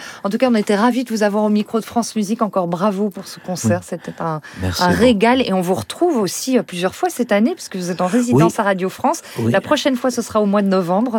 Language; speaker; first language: French; native; French